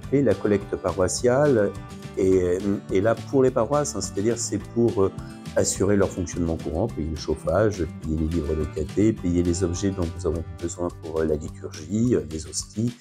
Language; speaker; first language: French; native; French